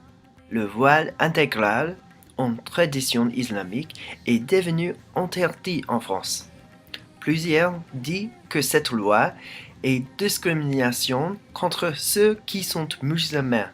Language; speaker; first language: French; non-native, learner; English